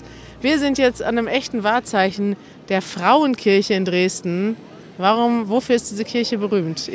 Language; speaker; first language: German; native; German